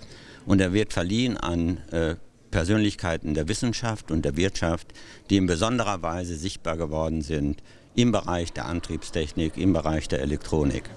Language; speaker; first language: German; native; German